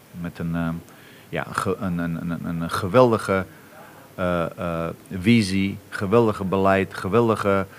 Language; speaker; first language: Dutch; non-native, fluent; Bosnian